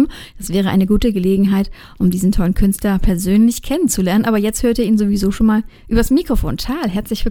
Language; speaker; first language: German; native; German